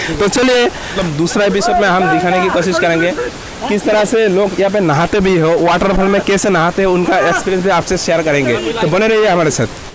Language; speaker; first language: Hindi; non-native, local second language; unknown